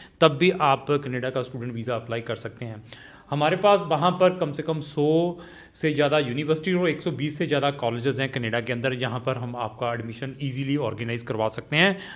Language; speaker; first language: Hindi; non-native, local second language; Punjabi